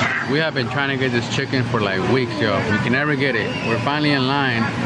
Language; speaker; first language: English; non-native, fluent; Spanish